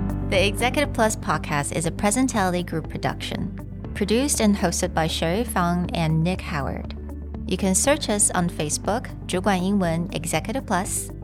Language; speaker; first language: English; non-native, fluent; Chinese